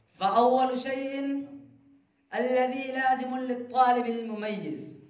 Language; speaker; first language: Arabic; non-native, learner; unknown